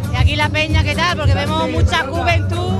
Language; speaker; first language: Spanish; native; Spanish